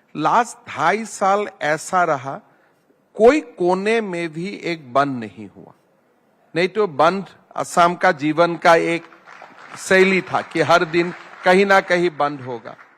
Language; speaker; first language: Hindi; non-native, local second language; Assamese